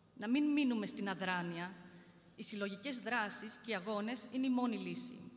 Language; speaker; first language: Greek; early bilingual, heritage; Greek